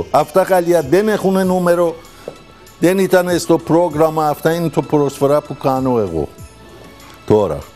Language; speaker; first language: Greek; non-native, learner; Persian